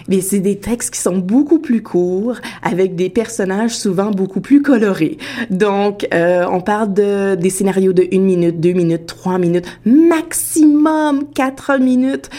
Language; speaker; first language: French; native; French